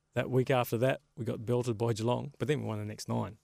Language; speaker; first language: English; native; English